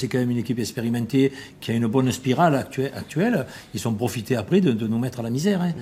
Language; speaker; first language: French; native; French